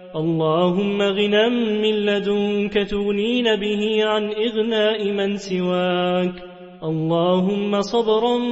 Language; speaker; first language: Arabic; non-native, fluent; Turkish